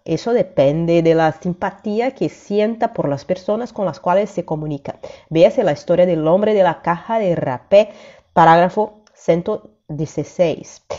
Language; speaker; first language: Spanish; non-native, fluent; Portuguese